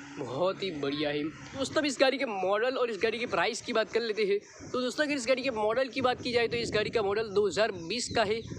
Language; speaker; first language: Hindi; non-native, local second language; Gujarati